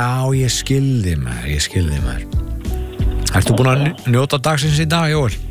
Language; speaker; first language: Icelandic; native; Icelandic